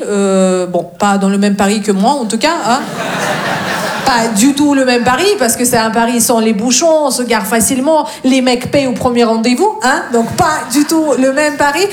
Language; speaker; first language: French; non-native, fluent; Russian